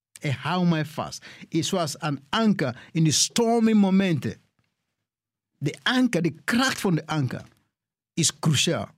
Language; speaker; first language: Dutch; non-native, fluent; English